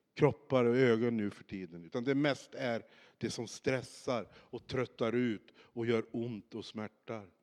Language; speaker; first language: Swedish; native; Swedish